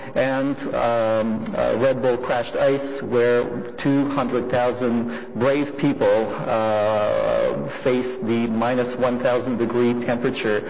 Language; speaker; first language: English; non-native, fluent; French